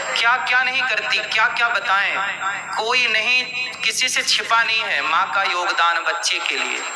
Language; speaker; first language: Hindi; native; Hindi